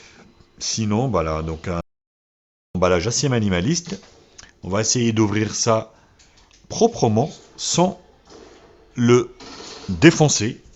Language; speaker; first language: French; native; French